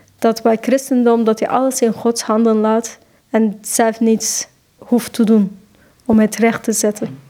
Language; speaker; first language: Dutch; non-native, fluent; Turkish